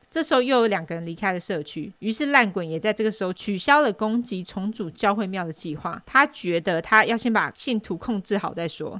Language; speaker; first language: Chinese; native; Chinese